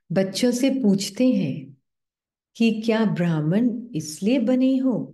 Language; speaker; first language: Hindi; native; Hindi